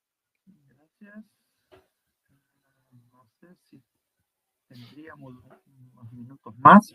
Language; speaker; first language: Spanish; non-native, fluent; Portuguese